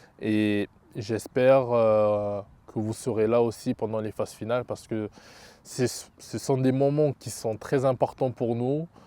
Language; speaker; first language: French; early bilingual, other home language; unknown